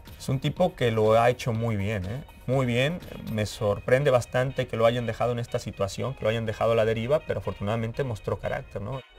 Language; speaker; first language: Spanish; native; Spanish